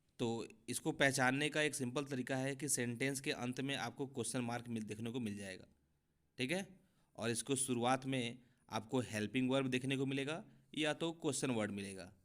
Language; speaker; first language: Hindi; native; Hindi